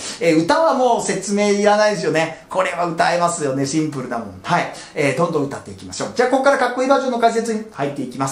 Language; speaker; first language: Japanese; native; Japanese